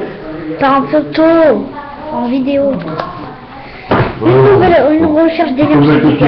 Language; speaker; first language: French; native; French